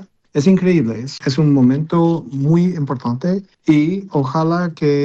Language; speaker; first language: Spanish; non-native, learner; English